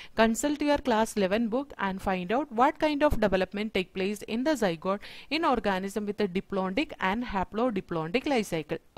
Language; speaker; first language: English; non-native, local second language; Malayalam